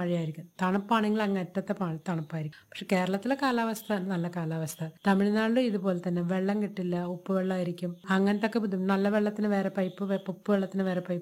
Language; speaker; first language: Malayalam; non-native, local second language; Telugu